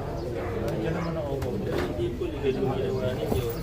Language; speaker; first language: Filipino; native; Filipino